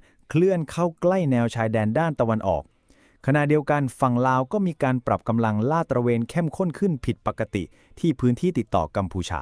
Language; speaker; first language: Thai; native; Thai